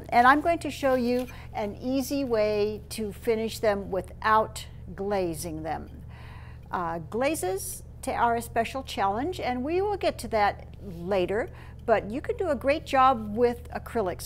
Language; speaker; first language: English; native; English